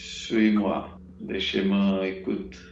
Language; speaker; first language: French; non-native, learner; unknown